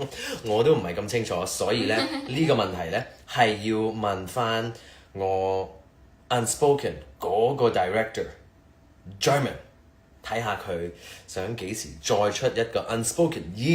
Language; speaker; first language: Chinese; early bilingual, heritage; Cantonese